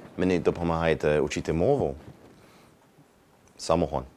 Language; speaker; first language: Ukrainian; non-native, learner; English